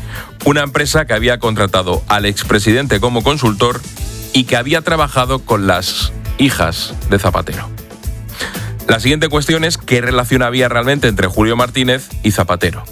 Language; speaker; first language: Spanish; native; Spanish